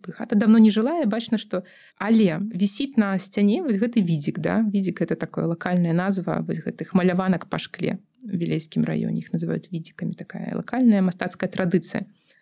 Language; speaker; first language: Belarusian; non-native, local second language; Russian